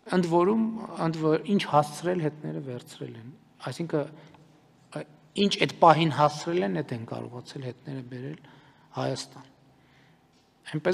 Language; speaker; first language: Armenian; native; Armenian